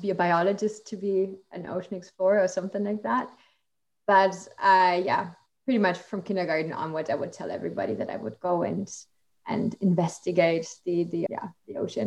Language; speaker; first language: English; non-native, fluent; German